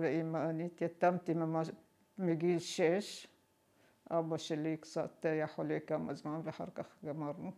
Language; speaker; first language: Hebrew; non-native, fluent; Arabic